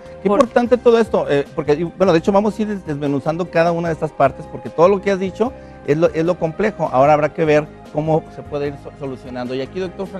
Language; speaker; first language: Spanish; native; Spanish